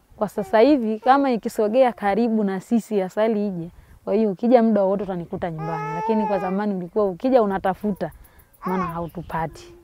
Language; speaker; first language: Swahili; non-native, local second language; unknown